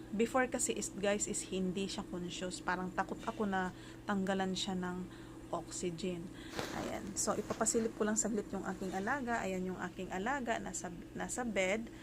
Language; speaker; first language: Filipino; non-native, local second language; Cebuano